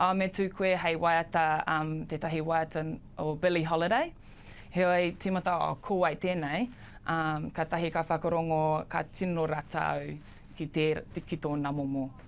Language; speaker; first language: Māori; non-native, local second language; English